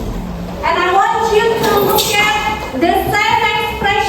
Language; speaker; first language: English; non-native, learner; Indonesian